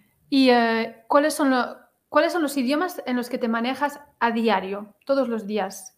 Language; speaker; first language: Spanish; native; Spanish